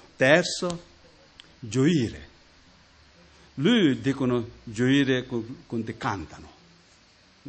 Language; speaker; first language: Italian; non-native, learner; Tibetan